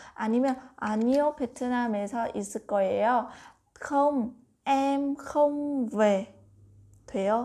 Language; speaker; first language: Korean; non-native, learner; Vietnamese